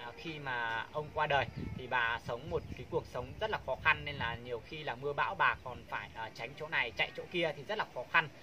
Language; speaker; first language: Vietnamese; non-native, local second language; Hmong